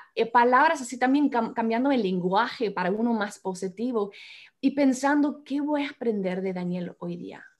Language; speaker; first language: Spanish; non-native, fluent; English